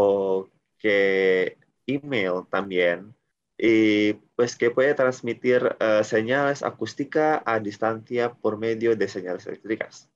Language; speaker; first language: Spanish; non-native, learner; Indonesian